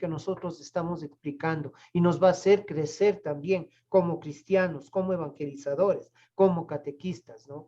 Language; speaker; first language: Spanish; native; Spanish